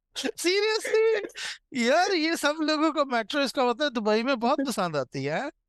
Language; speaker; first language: Urdu; non-native, local second language; Punjabi